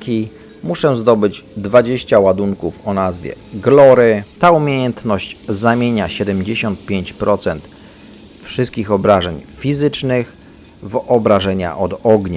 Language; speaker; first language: Polish; native; Polish